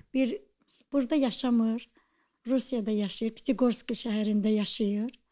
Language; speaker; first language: Azerbaijani; native; Azerbaijani